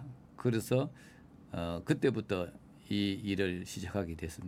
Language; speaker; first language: Korean; native; Korean